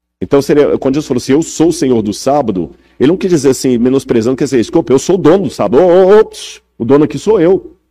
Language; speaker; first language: Portuguese; native; Portuguese